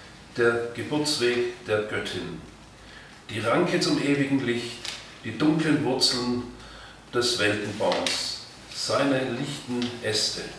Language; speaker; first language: German; native; German